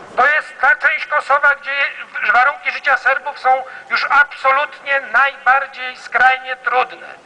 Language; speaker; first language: Polish; native; Polish